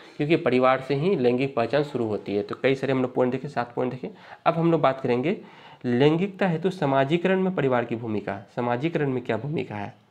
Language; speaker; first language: Hindi; native; Hindi